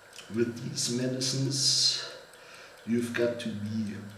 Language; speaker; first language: English; non-native, fluent; German